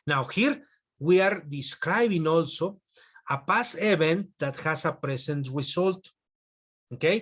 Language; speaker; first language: English; non-native, fluent; Spanish